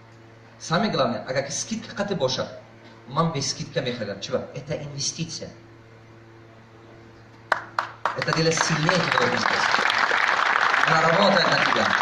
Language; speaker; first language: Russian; non-native, fluent; Tajik